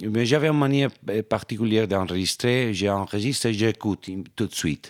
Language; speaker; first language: French; non-native, fluent; Spanish